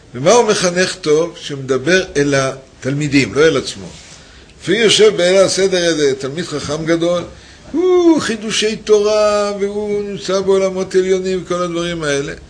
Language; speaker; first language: Hebrew; native; Hebrew